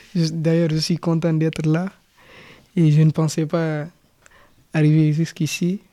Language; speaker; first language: French; non-native, local second language; Fula